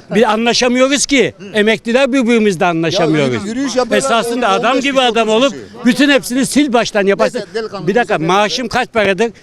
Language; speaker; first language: Turkish; native; Turkish